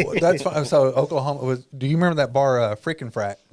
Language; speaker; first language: English; native; English